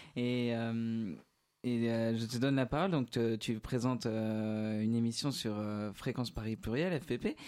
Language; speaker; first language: French; native; French